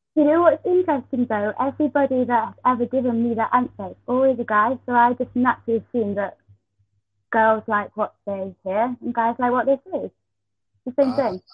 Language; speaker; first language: English; native; English